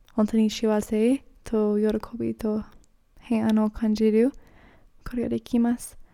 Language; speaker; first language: Japanese; non-native, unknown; English